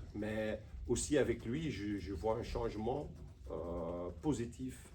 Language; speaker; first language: French; non-native, local second language; Dutch